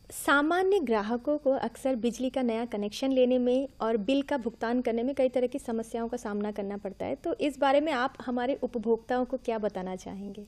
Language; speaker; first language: Hindi; non-native, local second language; Bangla